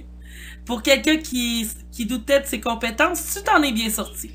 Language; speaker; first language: French; native; French